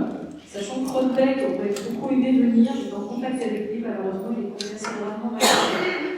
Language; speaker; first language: French; native; French